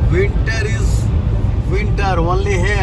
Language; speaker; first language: English; non-native, local second language; Hindi